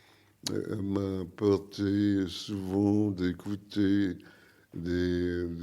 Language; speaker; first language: French; non-native, learner; English